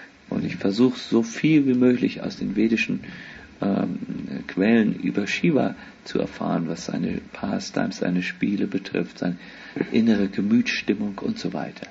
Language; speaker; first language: German; native; German